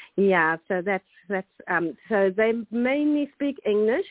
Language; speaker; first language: English; non-native, local second language; German